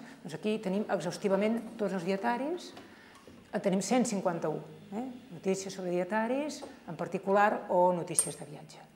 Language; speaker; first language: Catalan; native; Catalan